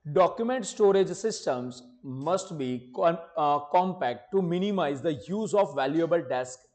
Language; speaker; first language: English; non-native, local second language; Gujarati